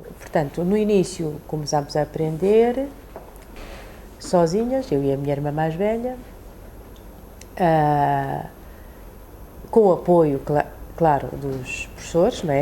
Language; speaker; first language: Portuguese; early bilingual, other home language; Chinese